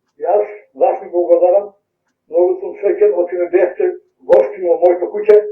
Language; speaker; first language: Macedonian; early bilingual, heritage; Macedonian